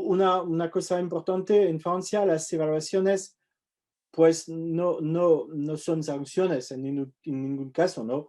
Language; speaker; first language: Spanish; non-native, fluent; French